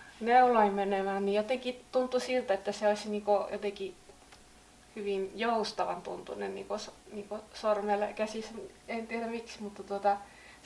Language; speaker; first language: Finnish; native; Finnish